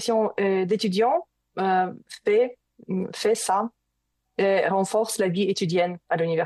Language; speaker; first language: French; non-native, learner; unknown